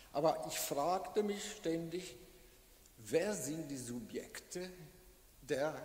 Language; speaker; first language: German; non-native, fluent; Italian